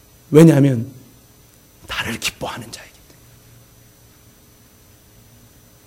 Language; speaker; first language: Korean; native; Korean